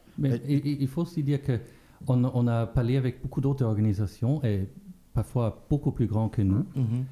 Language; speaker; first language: French; non-native, local second language; Luxembourgish